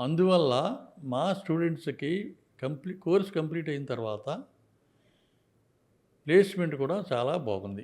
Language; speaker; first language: Telugu; native; Telugu